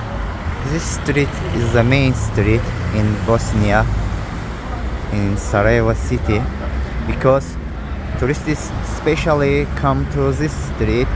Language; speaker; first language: English; non-native, learner; Azerbaijani